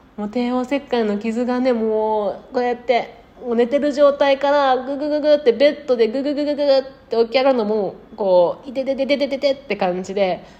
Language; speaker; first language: Japanese; native; Japanese